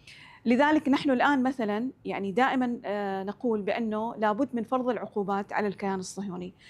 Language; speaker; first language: Arabic; native; Arabic